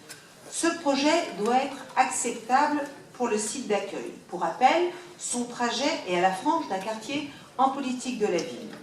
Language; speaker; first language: French; native; French